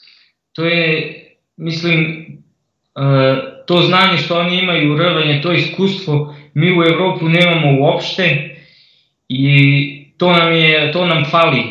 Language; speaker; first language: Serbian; early bilingual, heritage; Croatian